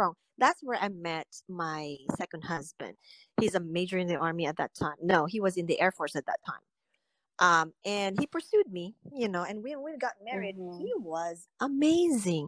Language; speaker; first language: English; non-native, local second language; Filipino